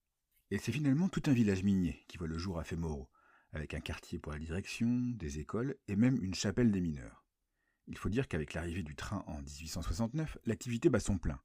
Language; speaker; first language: French; native; French